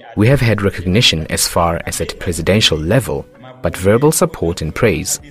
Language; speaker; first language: English; non-native, local second language; Tumbuka